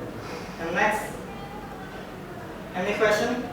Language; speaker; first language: English; non-native, learner; Indonesian